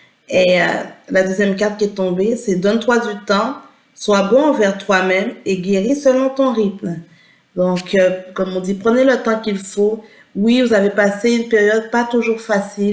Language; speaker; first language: French; native; French